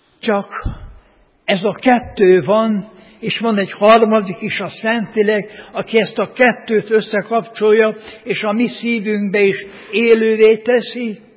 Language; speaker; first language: Hungarian; native; Hungarian